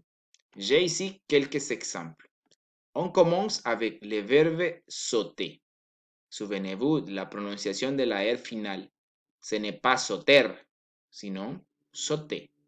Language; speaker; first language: French; non-native, learner; Spanish